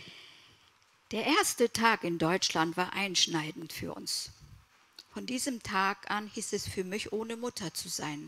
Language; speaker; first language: German; early bilingual, other home language; Kurdish